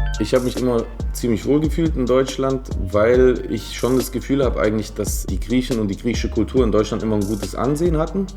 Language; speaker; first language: German; native; German